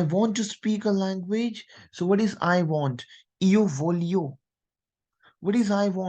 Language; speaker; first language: English; non-native, local second language; Hindi